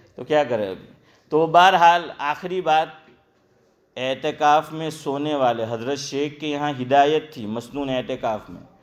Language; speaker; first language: Hindi; non-native, local second language; Gujarati